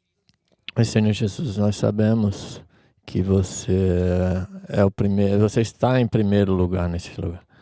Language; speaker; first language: Portuguese; non-native, fluent; English